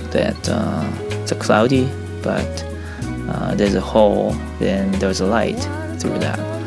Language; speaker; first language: English; non-native, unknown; Japanese